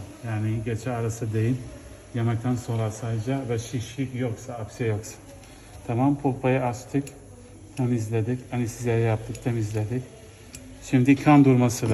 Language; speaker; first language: Turkish; non-native, fluent; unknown